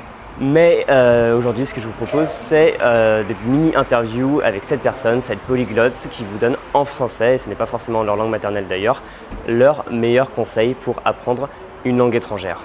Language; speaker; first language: French; native; French